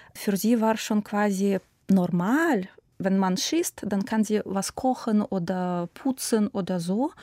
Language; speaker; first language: German; non-native, fluent; Ukrainian